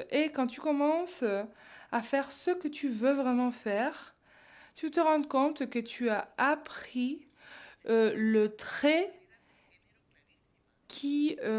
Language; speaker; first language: French; non-native, fluent; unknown